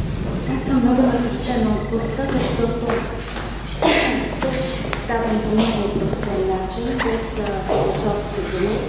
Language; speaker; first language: Bulgarian; native; Bulgarian